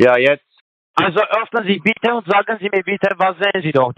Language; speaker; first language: German; non-native, learner; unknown